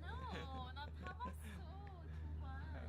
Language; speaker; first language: Korean; non-native, fluent; French